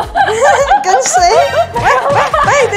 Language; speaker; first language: Chinese; non-native, learner; Ukrainian